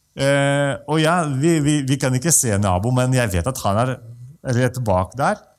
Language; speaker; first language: Norwegian; non-native, fluent; Russian